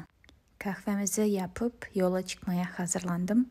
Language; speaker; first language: Turkish; non-native, fluent; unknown